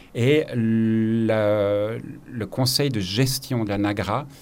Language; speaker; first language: French; native; French